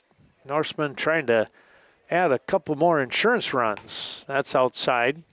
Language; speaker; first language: English; native; English